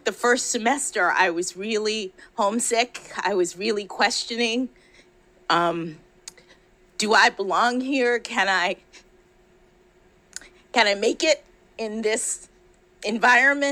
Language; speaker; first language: English; native; English